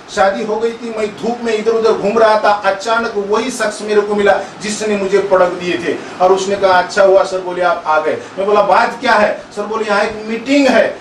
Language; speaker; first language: Hindi; non-native, local second language; Marathi